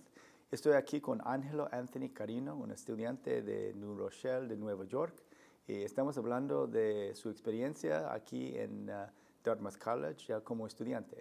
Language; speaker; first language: Spanish; non-native, learner; English